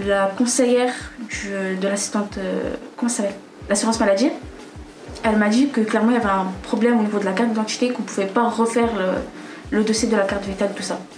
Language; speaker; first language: French; non-native, local second language; Arabic